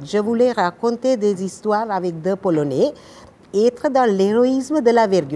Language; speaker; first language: French; non-native, fluent; Sinhala